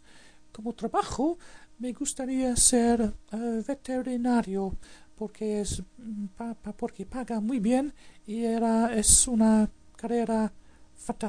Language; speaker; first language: Spanish; non-native, fluent; English